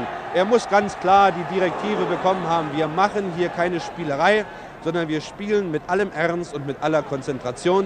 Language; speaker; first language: German; native; German